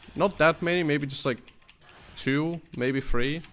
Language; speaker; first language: English; non-native, fluent; Danish